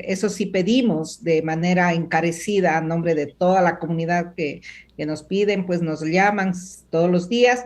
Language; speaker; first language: Spanish; native; Spanish